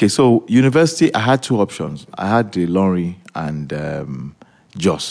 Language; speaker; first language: English; non-native, local second language; Yoruba